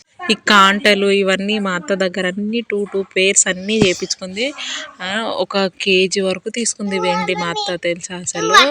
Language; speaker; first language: Telugu; non-native, local second language; Lambadi